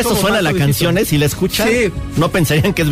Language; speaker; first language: Spanish; native; Spanish